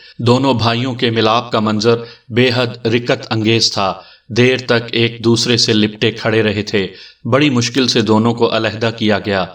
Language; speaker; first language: Urdu; native; Urdu